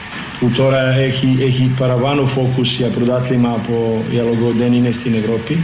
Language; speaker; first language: Greek; non-native, fluent; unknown